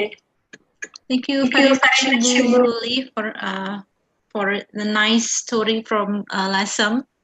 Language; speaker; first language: English; non-native, fluent; Indonesian